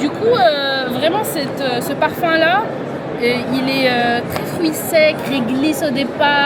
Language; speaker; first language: French; native; French